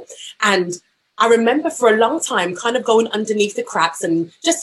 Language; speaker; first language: English; native; English